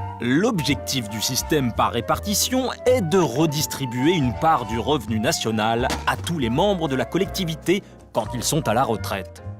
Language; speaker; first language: French; native; French